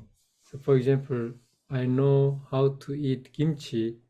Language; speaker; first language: English; non-native, fluent; Korean